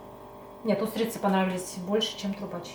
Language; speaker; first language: Russian; native; Russian